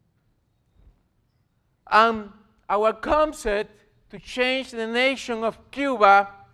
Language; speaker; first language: English; non-native, learner; Spanish